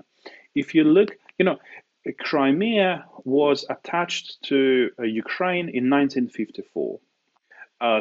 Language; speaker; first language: English; non-native, fluent; Russian